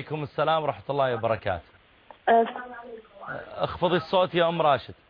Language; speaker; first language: Arabic; native; Arabic